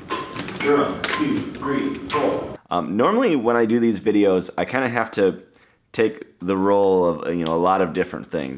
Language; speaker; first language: English; native; English